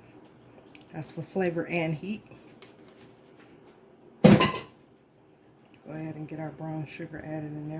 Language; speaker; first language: English; native; English